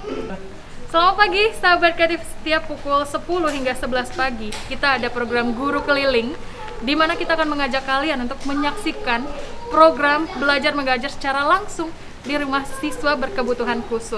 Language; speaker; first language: Indonesian; native; Indonesian